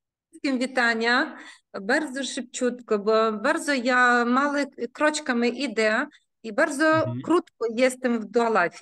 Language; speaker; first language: Polish; non-native, learner; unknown